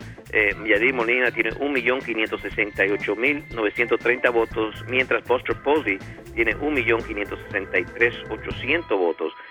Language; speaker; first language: Spanish; native; Spanish